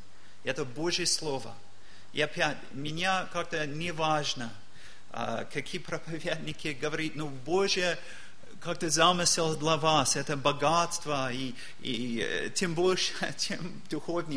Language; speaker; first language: Russian; non-native, learner; English